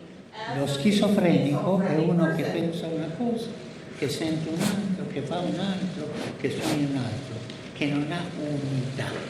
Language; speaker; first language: Italian; non-native, fluent; Spanish